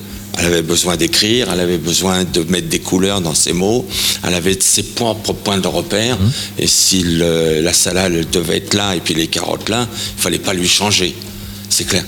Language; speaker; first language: French; native; French